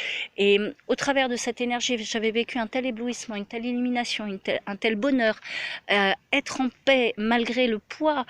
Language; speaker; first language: French; native; French